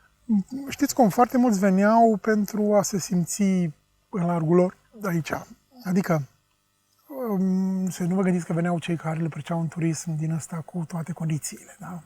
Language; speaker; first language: Romanian; non-native, local second language; Czech